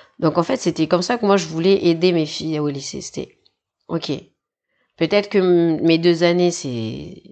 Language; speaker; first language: French; native; French